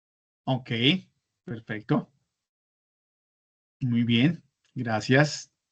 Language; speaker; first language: Spanish; native; Spanish